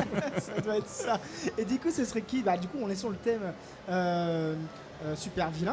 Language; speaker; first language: French; native; French